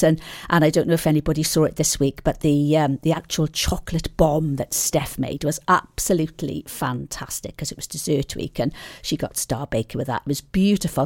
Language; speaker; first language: English; native; English